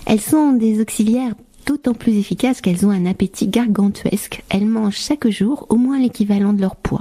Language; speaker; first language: French; native; French